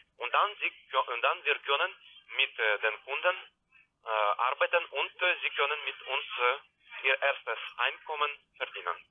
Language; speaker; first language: German; non-native, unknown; Bulgarian